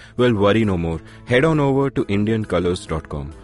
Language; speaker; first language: English; non-native, local second language; Hindi